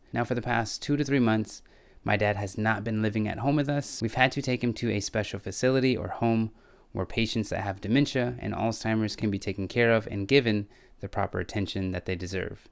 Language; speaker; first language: English; native; English